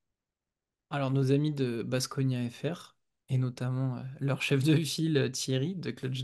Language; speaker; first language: French; native; French